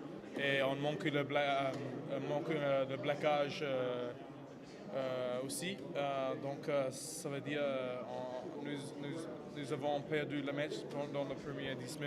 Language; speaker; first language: French; non-native, fluent; English